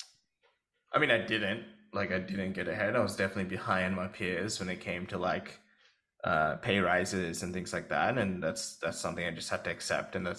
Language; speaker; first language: English; native; English